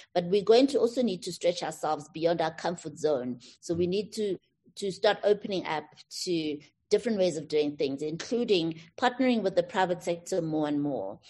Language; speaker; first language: English; non-native, local second language; Tswana